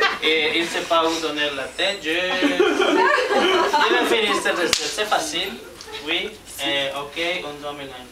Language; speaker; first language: French; non-native, learner; Portuguese